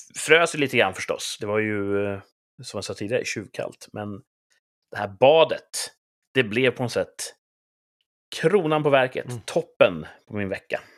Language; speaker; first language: Swedish; native; Swedish